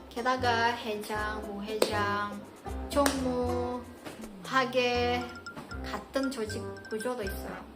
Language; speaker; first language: Korean; non-native, fluent; Indonesian